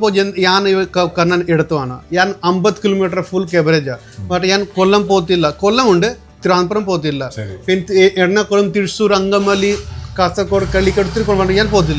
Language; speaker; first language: Malayalam; non-native, learner; Hindi